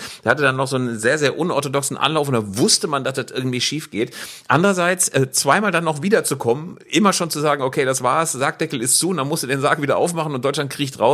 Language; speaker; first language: German; native; German